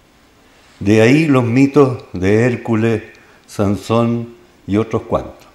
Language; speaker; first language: Spanish; native; Spanish